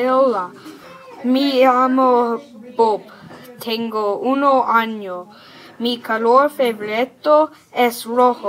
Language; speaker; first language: Spanish; non-native, learner; English